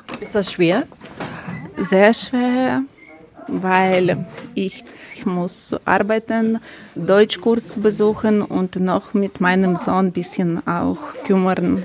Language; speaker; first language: German; non-native, learner; Ukrainian